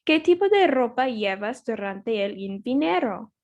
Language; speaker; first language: Spanish; non-native, learner; English